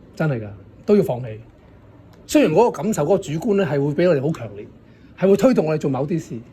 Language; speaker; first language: Cantonese; native; Cantonese